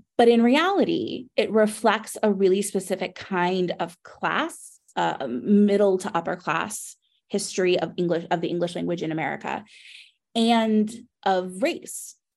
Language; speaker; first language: English; native; English